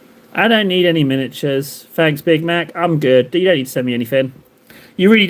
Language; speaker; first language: English; native; English